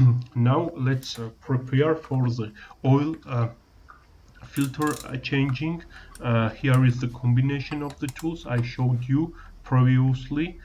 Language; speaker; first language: English; non-native, learner; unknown